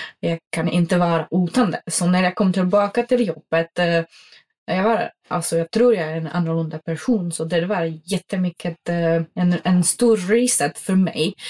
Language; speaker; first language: Swedish; non-native, fluent; Czech